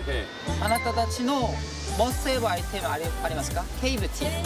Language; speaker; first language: Japanese; non-native, learner; Korean